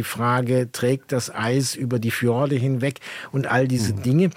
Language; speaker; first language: German; native; German